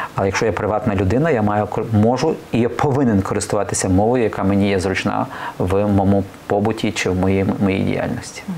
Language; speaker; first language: Ukrainian; native; Ukrainian